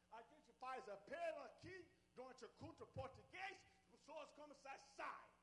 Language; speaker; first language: Portuguese; non-native, learner; English